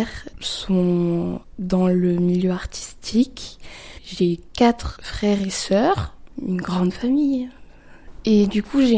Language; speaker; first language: French; native; French